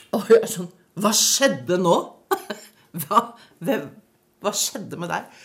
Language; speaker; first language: Norwegian; native; Norwegian